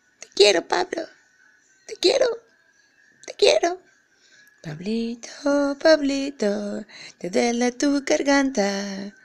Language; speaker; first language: Spanish; native; Spanish